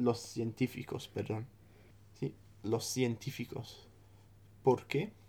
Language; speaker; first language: Spanish; non-native, fluent; English